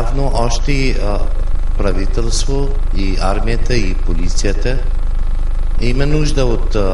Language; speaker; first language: Bulgarian; non-native, fluent; Arabic